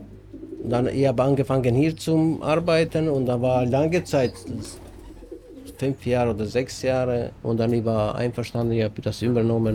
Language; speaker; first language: German; non-native, learner; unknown